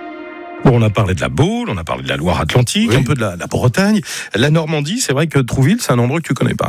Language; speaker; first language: French; native; French